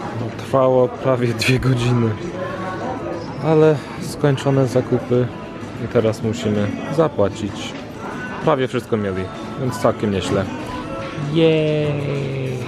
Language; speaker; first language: Polish; non-native, learner; English